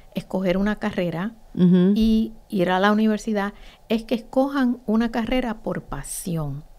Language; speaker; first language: Spanish; native; Spanish